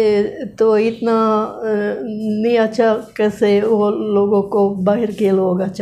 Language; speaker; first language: Hindi; non-native, learner; Bosnian